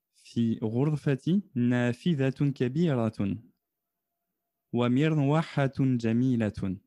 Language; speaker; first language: Arabic; non-native, fluent; French